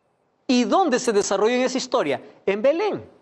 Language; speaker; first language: Spanish; native; Spanish